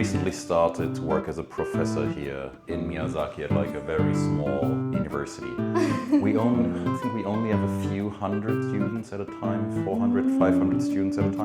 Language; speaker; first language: English; non-native, fluent; German